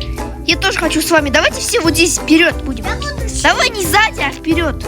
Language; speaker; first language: Russian; non-native, local second language; Kazakh